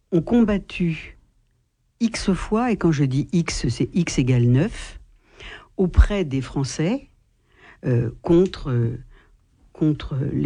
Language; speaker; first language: French; native; French